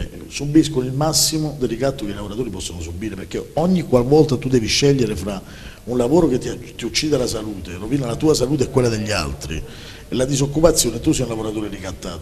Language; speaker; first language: Italian; native; Italian